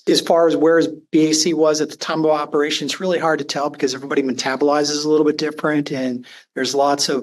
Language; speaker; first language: English; native; English